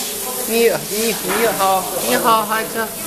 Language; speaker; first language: Chinese; non-native, learner; English